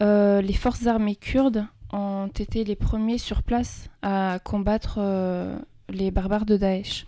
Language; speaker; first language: French; early bilingual, other home language; Kurdish